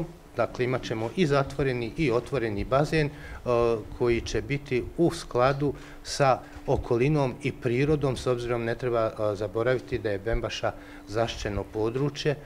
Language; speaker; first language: Croatian; native; Croatian